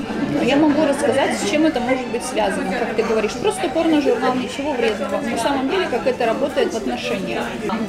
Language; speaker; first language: Russian; native; Russian